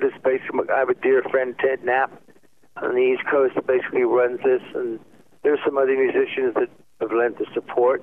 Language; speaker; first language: English; native; English